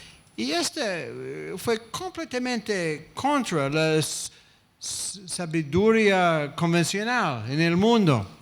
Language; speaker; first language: Spanish; non-native, fluent; English